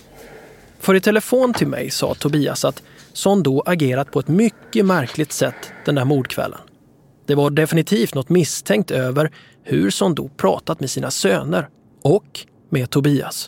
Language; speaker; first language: Swedish; native; Swedish